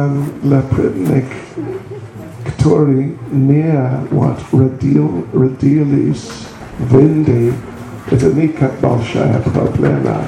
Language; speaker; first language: Russian; non-native, learner; English